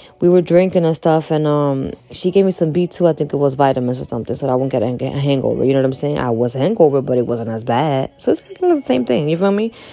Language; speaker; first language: English; early bilingual, other home language; Spanish